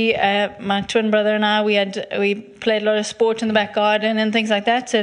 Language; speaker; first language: English; native; English